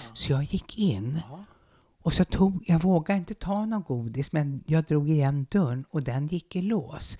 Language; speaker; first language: Swedish; native; Swedish